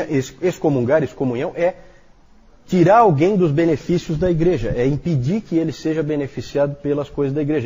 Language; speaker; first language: Portuguese; native; Portuguese